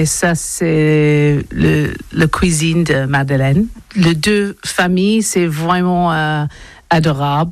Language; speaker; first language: French; non-native, learner; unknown